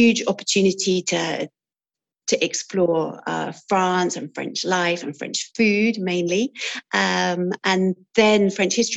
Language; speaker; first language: English; native; English